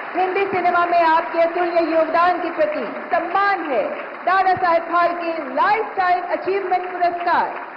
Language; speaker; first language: Hindi; native; Hindi